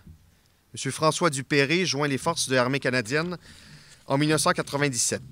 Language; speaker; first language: French; native; French